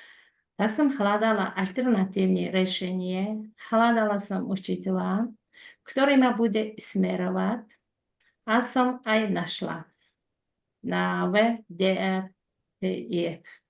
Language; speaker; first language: Slovak; non-native, fluent; Mongolian